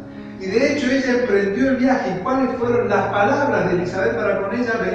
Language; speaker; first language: Spanish; native; Spanish